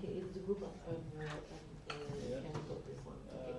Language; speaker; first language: English; non-native, learner; French